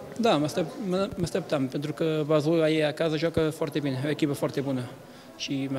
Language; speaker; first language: Romanian; non-native, learner; Portuguese